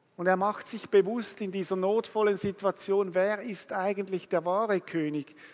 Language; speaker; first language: German; native; German